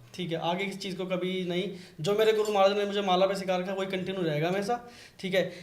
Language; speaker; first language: Hindi; native; Hindi